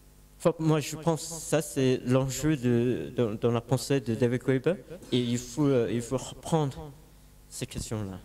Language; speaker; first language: French; non-native, learner; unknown